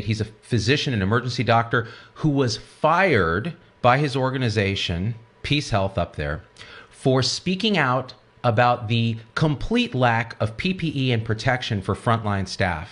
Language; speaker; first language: English; native; English